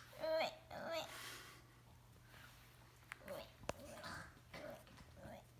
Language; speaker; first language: Korean; non-native, learner; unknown